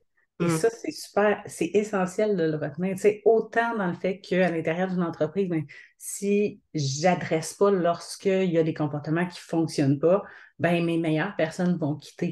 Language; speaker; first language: French; native; French